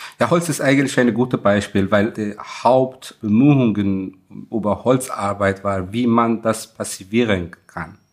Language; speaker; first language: German; non-native, fluent; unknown